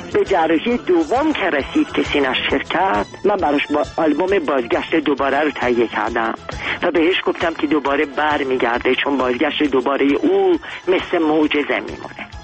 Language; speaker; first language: Persian; non-native, local second language; Armenian